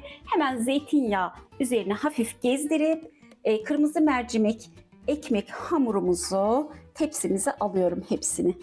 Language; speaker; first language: Turkish; native; Turkish